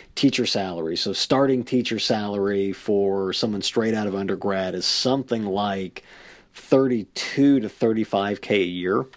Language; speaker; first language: English; native; English